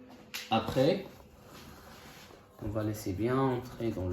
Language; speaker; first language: French; non-native, local second language; Arabic